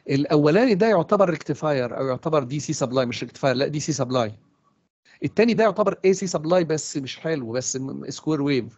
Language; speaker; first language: Arabic; native; Arabic